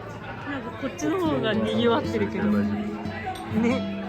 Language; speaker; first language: Japanese; native; Japanese